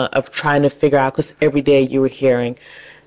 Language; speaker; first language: English; native; English